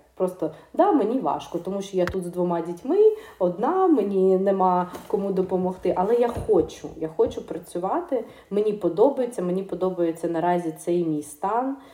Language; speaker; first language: Ukrainian; non-native, local second language; Russian